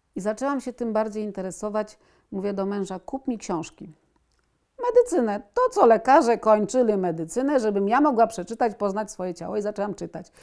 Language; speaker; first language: Polish; native; Polish